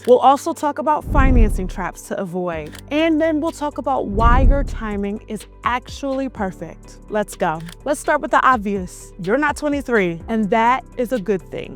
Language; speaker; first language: English; native; English